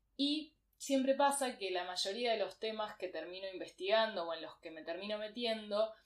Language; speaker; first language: Spanish; native; Spanish